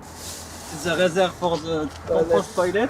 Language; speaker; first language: English; non-native, learner; French